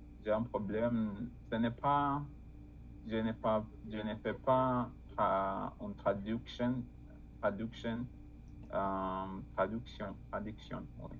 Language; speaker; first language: French; non-native, learner; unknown